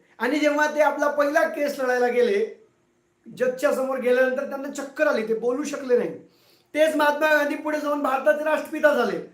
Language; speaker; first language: Marathi; non-native, local second language; Hindi